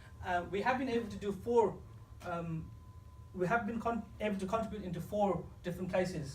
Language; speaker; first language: English; non-native, fluent; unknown